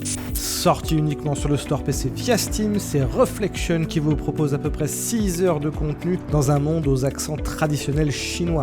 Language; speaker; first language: French; native; French